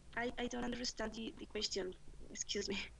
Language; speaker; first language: English; non-native, learner; Spanish